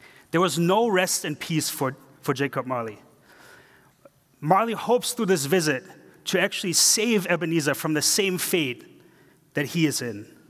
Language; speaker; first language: English; non-native, fluent; German